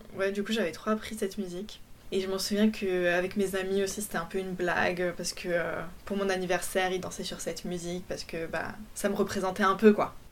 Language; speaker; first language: French; early bilingual, other home language; Polish